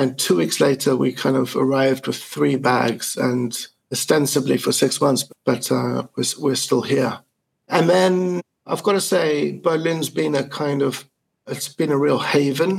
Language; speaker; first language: English; native; English